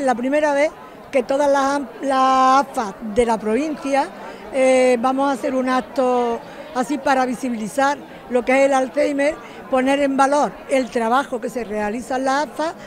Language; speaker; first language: Spanish; native; Spanish